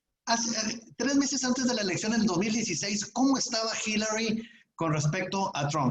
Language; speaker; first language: Spanish; native; Spanish